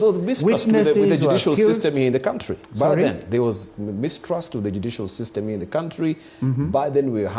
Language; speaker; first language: English; non-native, local second language; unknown